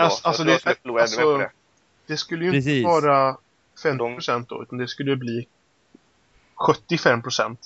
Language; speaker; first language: Swedish; native; Swedish